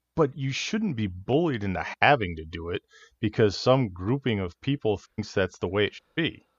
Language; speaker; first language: English; native; English